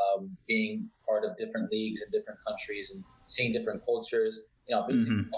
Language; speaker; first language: English; early bilingual, other home language; Italian